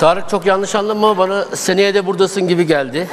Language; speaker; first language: Turkish; native; Turkish